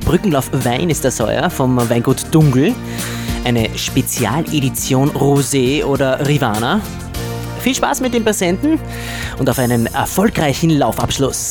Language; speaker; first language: German; native; German